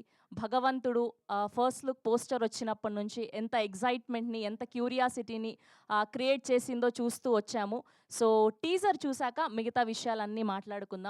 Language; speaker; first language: Telugu; native; Telugu